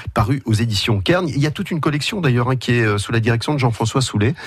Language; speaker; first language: French; native; French